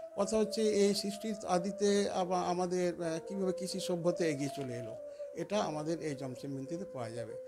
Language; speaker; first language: Bangla; non-native, local second language; Santali